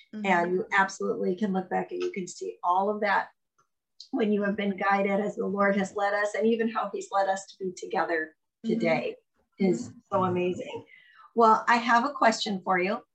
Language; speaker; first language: English; native; English